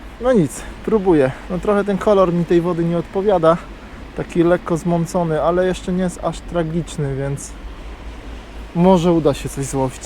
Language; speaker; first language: Polish; native; Polish